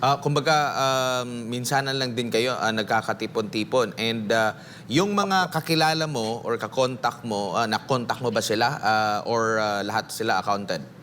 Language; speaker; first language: Filipino; non-native, local second language; Cebuano